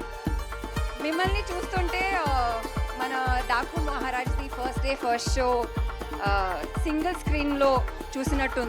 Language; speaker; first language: Telugu; non-native, fluent; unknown